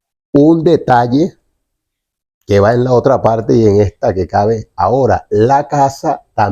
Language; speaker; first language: Spanish; native; Spanish